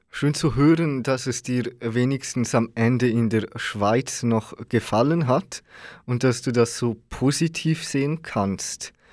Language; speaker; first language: German; native; German